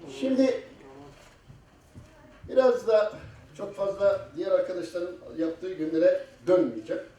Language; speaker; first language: Turkish; native; Turkish